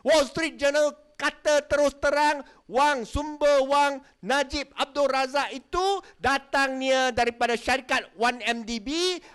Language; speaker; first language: Malay; non-native, local second language; Chinese